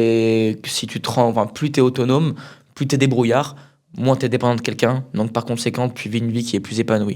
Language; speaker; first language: French; native; French